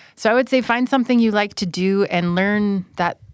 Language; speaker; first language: English; native; English